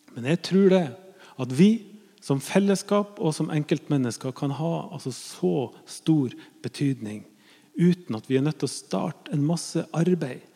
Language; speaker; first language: Norwegian; native; Norwegian